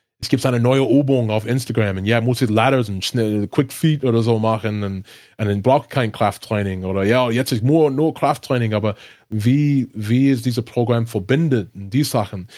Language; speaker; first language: German; non-native, learner; English